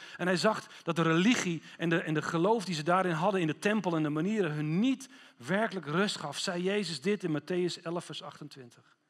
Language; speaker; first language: Dutch; non-native, fluent; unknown